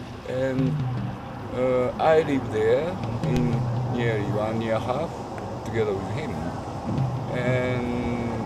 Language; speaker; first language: English; non-native, learner; Japanese